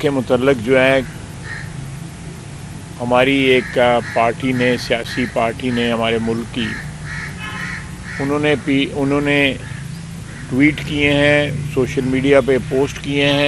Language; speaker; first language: Urdu; non-native, local second language; Punjabi